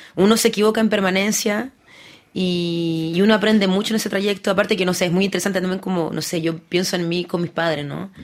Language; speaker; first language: Spanish; early bilingual, heritage; French